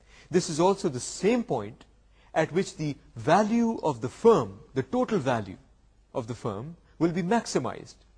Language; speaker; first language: English; non-native, local second language; Urdu